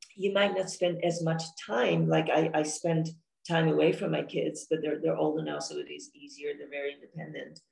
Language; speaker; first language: English; non-native, fluent; Dutch